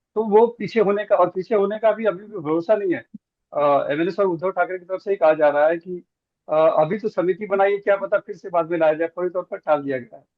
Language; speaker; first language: Hindi; native; Hindi